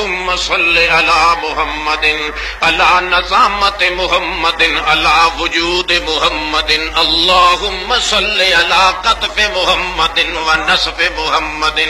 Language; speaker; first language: Arabic; non-native, fluent; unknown